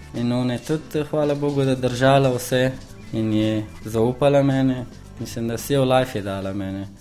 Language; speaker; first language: Slovenian; non-native, learner; Persian